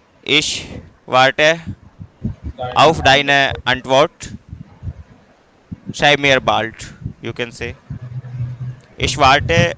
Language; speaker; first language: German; non-native, fluent; Hindi